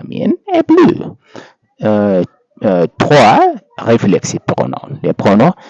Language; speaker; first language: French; non-native, fluent; Amharic